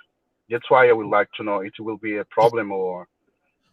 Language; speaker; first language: English; non-native, learner; Portuguese